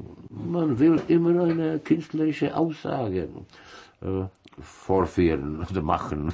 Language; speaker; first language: German; non-native, learner; Czech